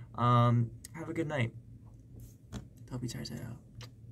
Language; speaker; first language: English; early bilingual, other home language; Korean